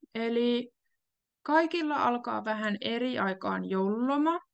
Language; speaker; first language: Finnish; native; Finnish